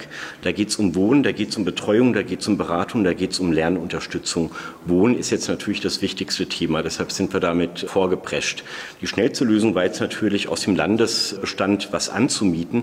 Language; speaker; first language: German; native; German